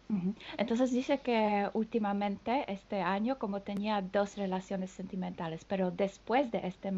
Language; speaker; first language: Spanish; non-native, fluent; French